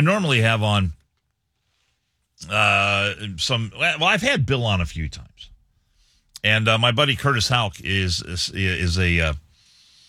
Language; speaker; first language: English; native; English